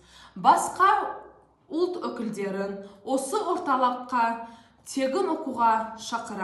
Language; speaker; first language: Kazakh; non-native, local second language; Azerbaijani